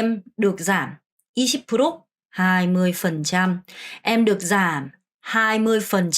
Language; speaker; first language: Vietnamese; non-native, fluent; Korean